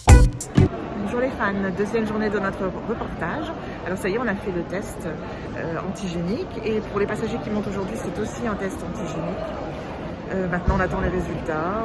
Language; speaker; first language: French; native; French